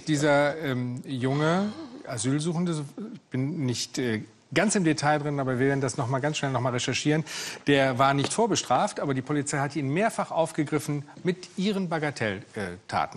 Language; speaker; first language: German; native; German